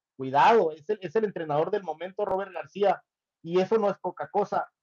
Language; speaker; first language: Spanish; native; Spanish